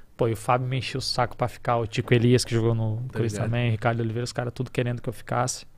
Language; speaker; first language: Portuguese; native; Portuguese